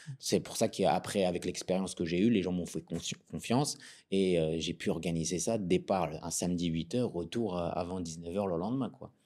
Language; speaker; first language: French; non-native, local second language; Arabic